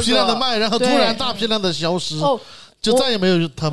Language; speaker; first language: Chinese; native; Chinese